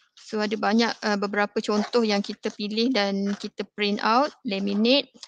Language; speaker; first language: Malay; native; Malay